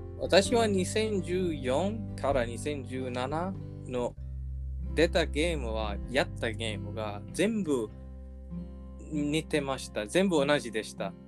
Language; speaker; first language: Japanese; non-native, learner; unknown